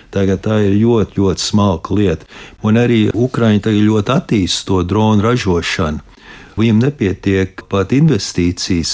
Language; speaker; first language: Latvian; early bilingual, heritage; Latvian